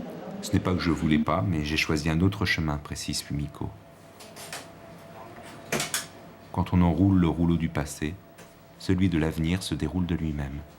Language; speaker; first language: French; native; French